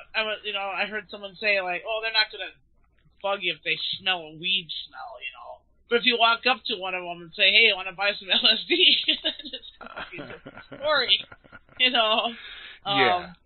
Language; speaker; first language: English; native; English